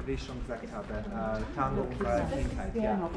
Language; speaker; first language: German; non-native, fluent; Armenian